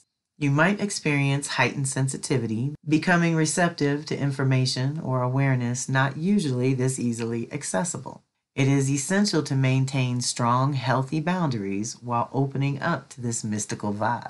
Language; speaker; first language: English; native; English